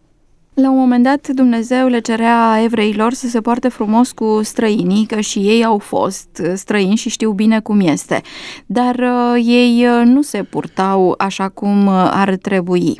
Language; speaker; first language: Romanian; native; Romanian